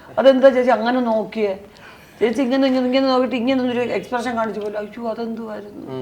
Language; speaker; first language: Malayalam; native; Malayalam